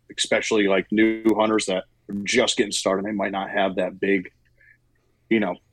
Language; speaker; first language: English; native; English